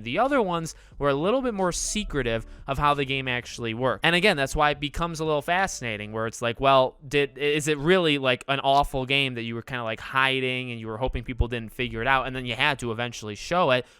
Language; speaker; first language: English; native; English